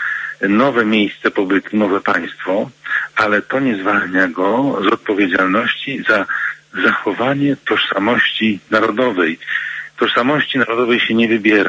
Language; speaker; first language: Polish; native; Polish